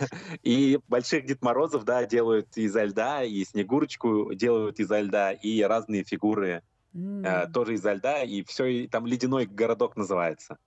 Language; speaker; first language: Russian; native; Russian